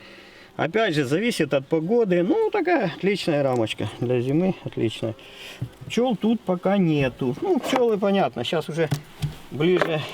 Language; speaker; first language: Russian; native; Russian